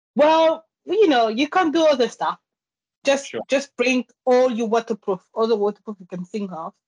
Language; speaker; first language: English; non-native, fluent; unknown